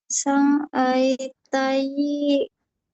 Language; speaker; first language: Cantonese; non-native, learner; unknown